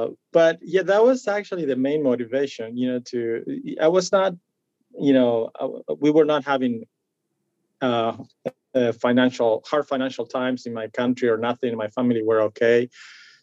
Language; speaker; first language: English; non-native, fluent; Spanish